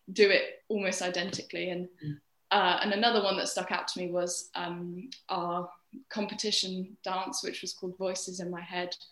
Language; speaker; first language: English; native; English